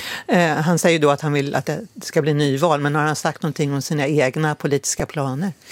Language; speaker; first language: Swedish; native; Swedish